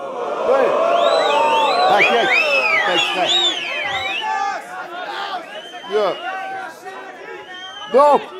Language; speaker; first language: French; native; French